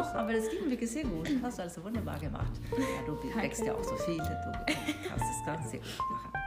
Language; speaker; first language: German; non-native, fluent; Swedish